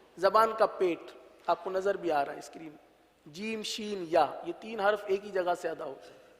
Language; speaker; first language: Urdu; native; Urdu